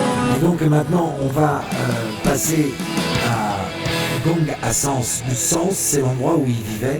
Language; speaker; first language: French; native; French